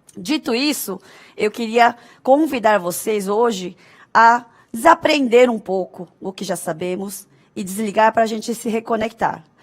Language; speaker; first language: Portuguese; early bilingual, other home language; Korean